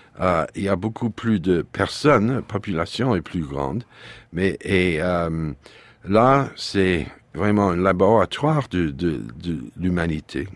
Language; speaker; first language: French; non-native, fluent; English